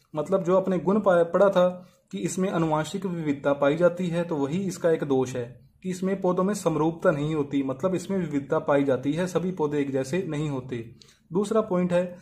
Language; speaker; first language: Hindi; native; Hindi